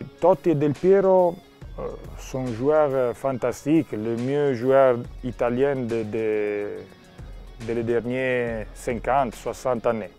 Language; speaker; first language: French; non-native, learner; Italian